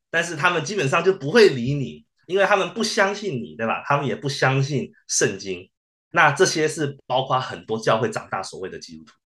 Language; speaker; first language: Chinese; early bilingual, heritage; Chinese